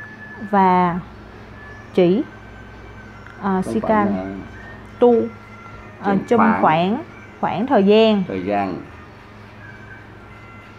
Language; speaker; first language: Vietnamese; non-native, learner; Korean